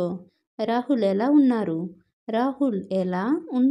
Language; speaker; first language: Telugu; non-native, local second language; Odia